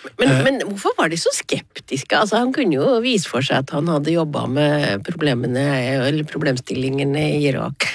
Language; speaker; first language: Norwegian; native; Norwegian